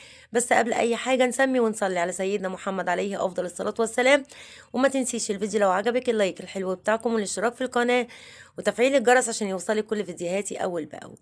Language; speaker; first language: Arabic; native; Arabic